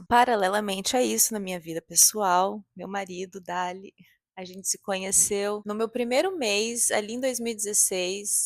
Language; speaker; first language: Portuguese; native; Portuguese